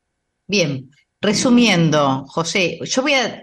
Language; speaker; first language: Spanish; native; Spanish